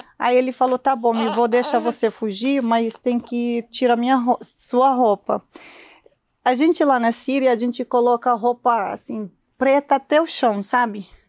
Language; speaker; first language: Portuguese; non-native, learner; Arabic